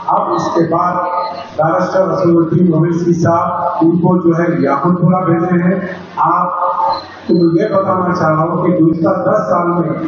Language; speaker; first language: Urdu; native; Urdu